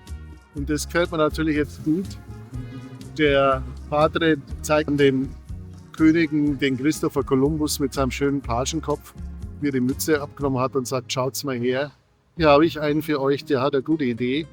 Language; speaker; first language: German; native; German